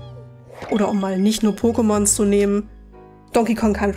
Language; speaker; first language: German; native; German